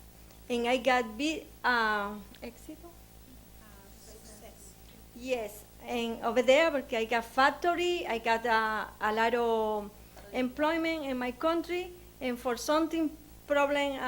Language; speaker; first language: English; non-native, learner; Spanish